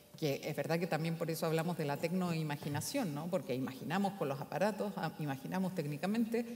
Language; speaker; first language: Spanish; native; Spanish